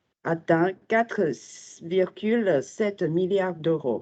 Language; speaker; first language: French; non-native, fluent; Chinese